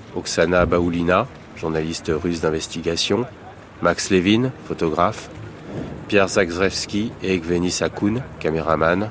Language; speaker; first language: French; native; French